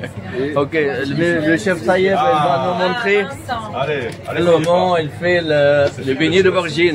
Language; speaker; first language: French; non-native, fluent; Arabic